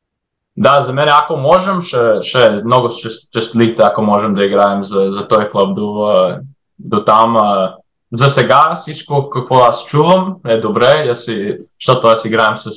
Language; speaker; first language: Bulgarian; early bilingual, heritage; English